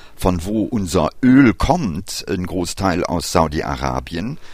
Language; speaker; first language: German; early bilingual, other home language; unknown